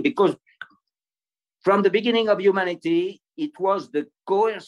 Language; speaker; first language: English; non-native, fluent; French